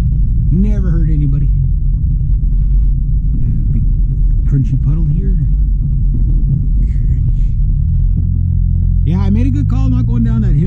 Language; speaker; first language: English; native; English